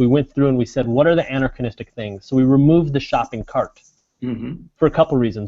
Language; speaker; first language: English; native; English